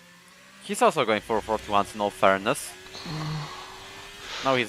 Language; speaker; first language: English; non-native, fluent; Polish